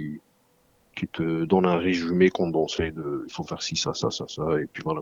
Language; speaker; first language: French; non-native, local second language; Arabic